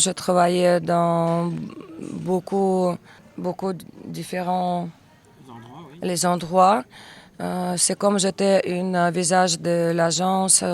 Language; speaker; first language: French; non-native, learner; Russian